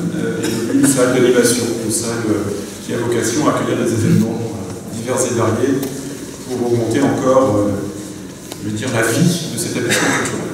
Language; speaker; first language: French; native; French